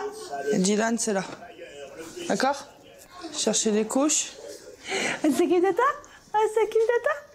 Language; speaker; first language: French; native; French